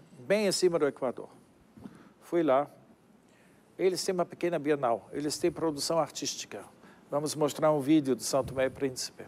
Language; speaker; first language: Portuguese; non-native, fluent; German